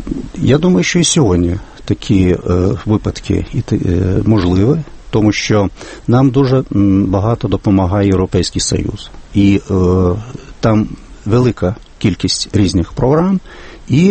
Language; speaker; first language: Ukrainian; non-native, fluent; Lithuanian